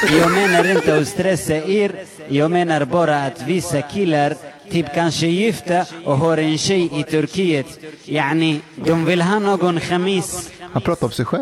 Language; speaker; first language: Swedish; non-native, fluent; Arabic